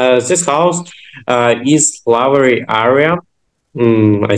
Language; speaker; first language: English; non-native, learner; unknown